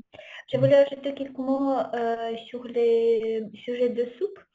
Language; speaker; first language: French; non-native, fluent; Ukrainian